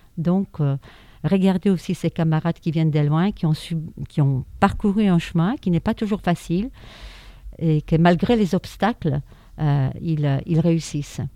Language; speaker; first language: French; non-native, fluent; Polish